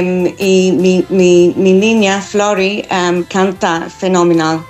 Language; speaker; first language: Spanish; non-native, learner; English